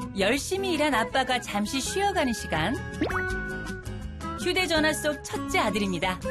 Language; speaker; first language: Korean; native; Korean